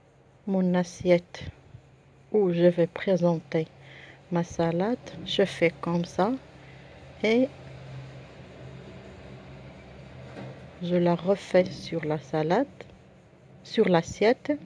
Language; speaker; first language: French; non-native, local second language; Arabic